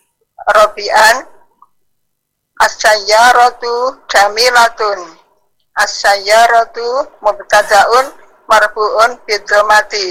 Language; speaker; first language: Arabic; non-native, learner; Indonesian